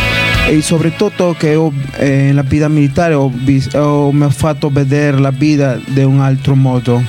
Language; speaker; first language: Italian; non-native, learner; Spanish